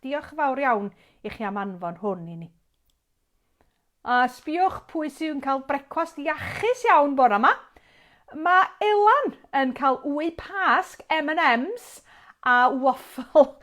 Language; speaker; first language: Welsh; native; Welsh